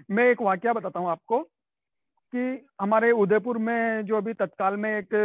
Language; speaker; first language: Hindi; native; Hindi